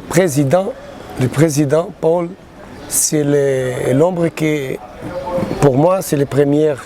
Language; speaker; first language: French; non-native, learner; Portuguese